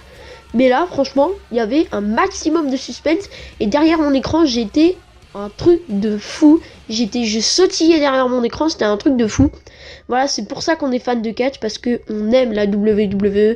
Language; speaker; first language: French; native; French